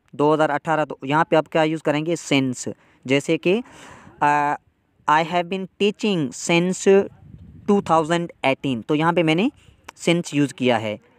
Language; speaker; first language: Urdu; non-native, local second language; Sindhi